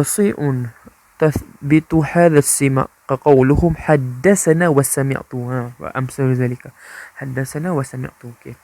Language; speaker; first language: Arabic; non-native, learner; Malay